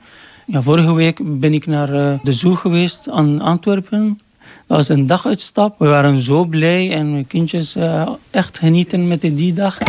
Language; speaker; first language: Dutch; non-native, learner; Arabic